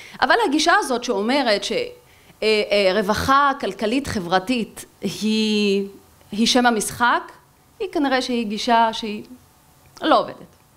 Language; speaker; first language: Hebrew; non-native, local second language; Arabic